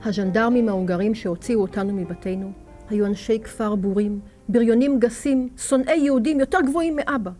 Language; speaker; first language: Hebrew; native; Hebrew